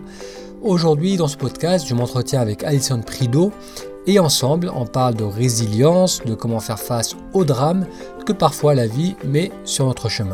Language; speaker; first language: French; native; French